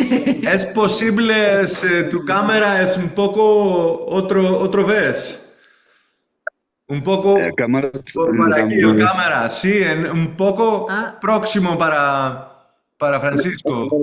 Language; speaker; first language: Spanish; non-native, learner; English